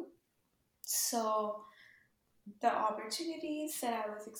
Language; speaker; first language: English; non-native, local second language; Urdu